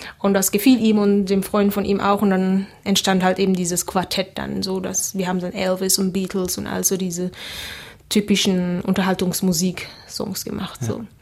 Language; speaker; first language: German; early bilingual, other home language; Seselwa Creole French